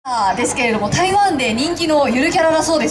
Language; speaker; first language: Japanese; native; Japanese